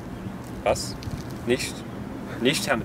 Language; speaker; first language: German; non-native, learner; English